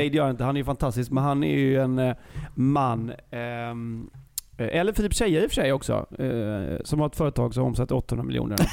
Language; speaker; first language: Swedish; native; Swedish